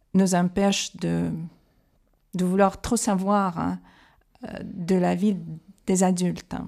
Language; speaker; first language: French; non-native, fluent; Russian